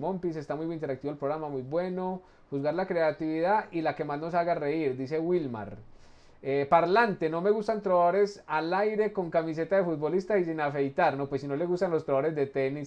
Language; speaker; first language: Spanish; native; Spanish